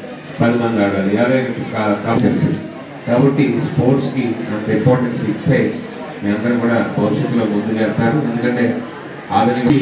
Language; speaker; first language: Telugu; native; Telugu